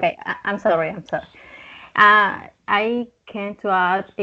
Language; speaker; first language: English; non-native, learner; Spanish